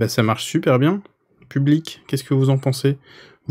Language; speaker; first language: French; native; French